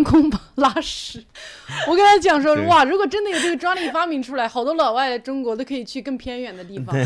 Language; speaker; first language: Chinese; native; Chinese